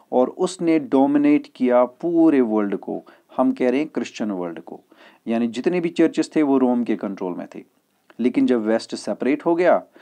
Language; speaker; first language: Hindi; non-native, local second language; Kashmiri